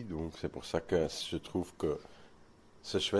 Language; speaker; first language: French; non-native, local second language; Dutch